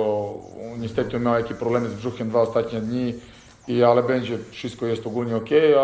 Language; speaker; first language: Polish; non-native, fluent; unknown